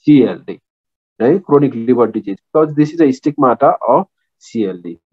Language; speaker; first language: English; non-native, local second language; Nepali